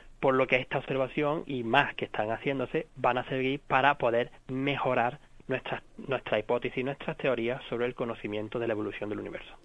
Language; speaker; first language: Spanish; native; Spanish